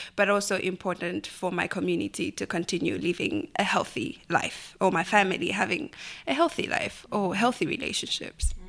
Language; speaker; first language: English; non-native, local second language; Bemba